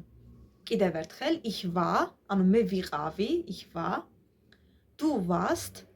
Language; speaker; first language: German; non-native, fluent; Georgian